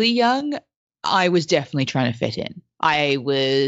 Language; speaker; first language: English; non-native, local second language; French